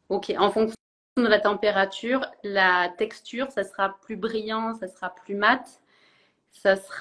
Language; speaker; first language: French; native; French